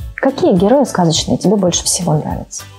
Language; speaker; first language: Russian; native; Russian